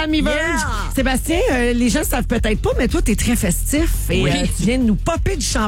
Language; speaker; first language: French; native; French